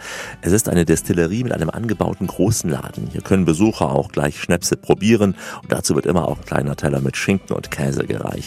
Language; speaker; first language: German; native; German